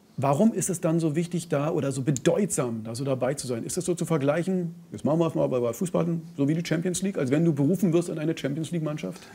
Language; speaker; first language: German; native; German